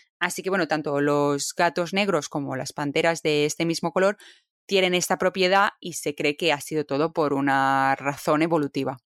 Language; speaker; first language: Spanish; native; Spanish